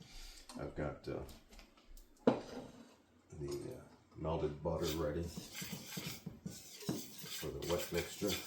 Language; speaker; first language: English; native; English